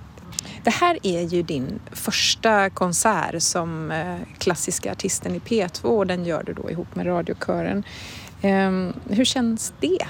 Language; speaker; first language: Swedish; native; Swedish